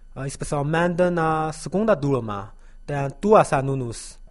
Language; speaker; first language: Portuguese; non-native, learner; Chinese